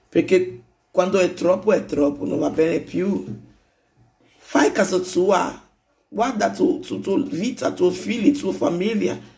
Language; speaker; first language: Italian; non-native, learner; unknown